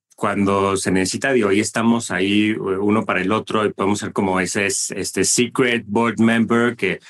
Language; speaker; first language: Spanish; native; Spanish